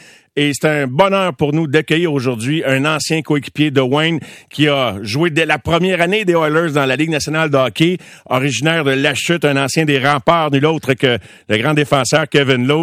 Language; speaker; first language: French; native; French